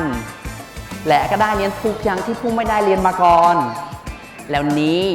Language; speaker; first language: Thai; non-native, fluent; Khmer